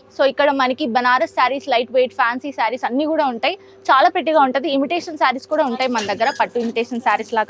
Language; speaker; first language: Telugu; native; Telugu